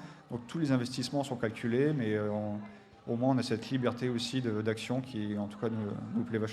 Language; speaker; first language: French; native; French